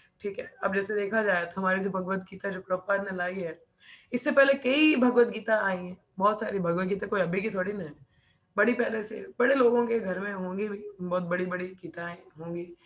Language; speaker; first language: Hindi; non-native, local second language; Punjabi